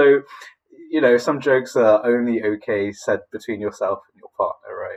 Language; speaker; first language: English; native; English